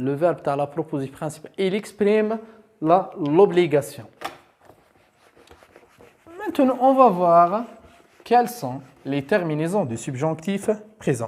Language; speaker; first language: French; non-native, local second language; Arabic